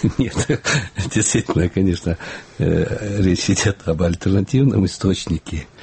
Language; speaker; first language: Russian; non-native, local second language; Kyrgyz